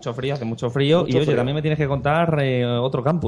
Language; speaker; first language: Spanish; native; Spanish